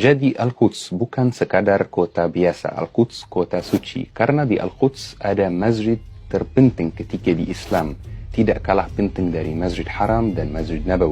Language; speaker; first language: Indonesian; non-native, fluent; Arabic